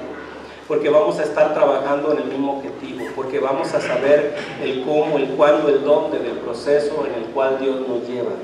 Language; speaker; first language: Spanish; native; Spanish